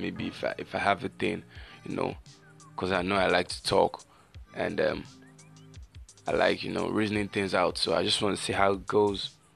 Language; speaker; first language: English; non-native, local second language; Yoruba